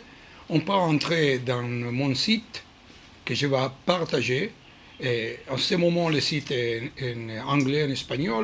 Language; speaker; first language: French; non-native, learner; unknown